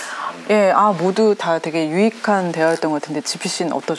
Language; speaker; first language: Korean; native; Korean